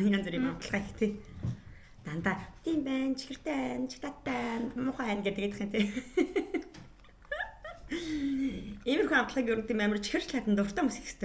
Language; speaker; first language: Mongolian; native; Mongolian